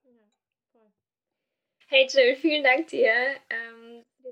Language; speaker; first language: German; native; German